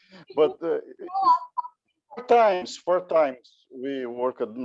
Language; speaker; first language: English; non-native, learner; Portuguese